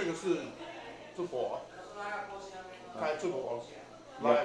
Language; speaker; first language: Chinese; non-native, learner; English